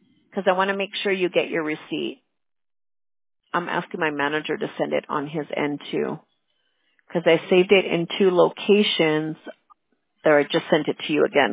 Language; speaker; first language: English; early bilingual, other home language; Spanish